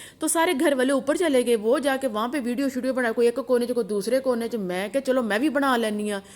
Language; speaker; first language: Urdu; non-native, local second language; Punjabi